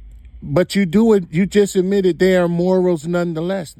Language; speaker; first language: English; native; English